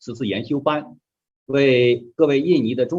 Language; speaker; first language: Chinese; native; Chinese